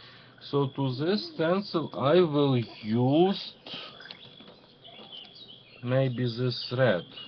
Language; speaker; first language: English; non-native, learner; Ukrainian